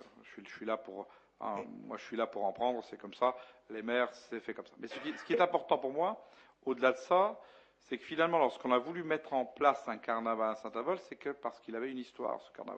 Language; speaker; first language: French; native; French